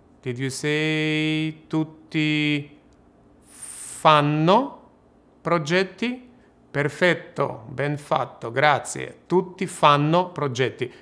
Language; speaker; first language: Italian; non-native, fluent; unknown